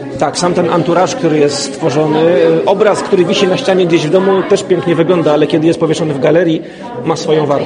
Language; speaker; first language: Polish; native; Polish